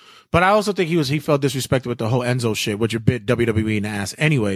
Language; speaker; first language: English; native; English